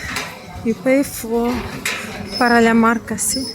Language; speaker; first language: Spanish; non-native, fluent; Russian